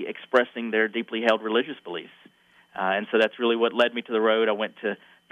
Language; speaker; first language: English; native; English